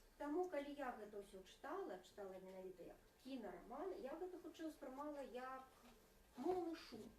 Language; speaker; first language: Belarusian; non-native, local second language; Russian